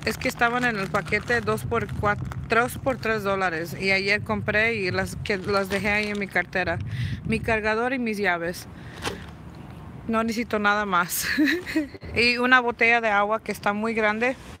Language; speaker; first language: Spanish; native; Spanish